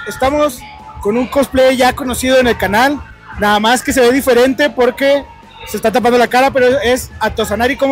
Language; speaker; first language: Spanish; native; Spanish